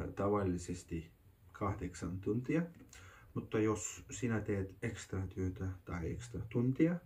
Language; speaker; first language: Finnish; non-native, learner; Turkish